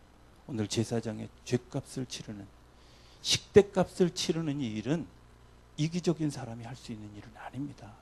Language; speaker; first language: Korean; native; Korean